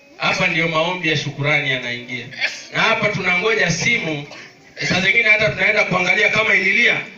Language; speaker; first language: Swahili; non-native, local second language; Luo (Kenya and Tanzania)